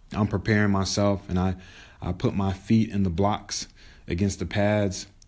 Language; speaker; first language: English; native; English